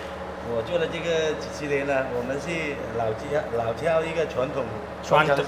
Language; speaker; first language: Chinese; native; Chinese